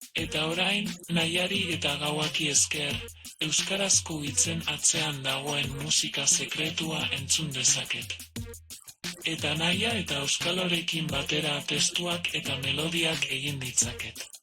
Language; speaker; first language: Basque; non-native, learner; Spanish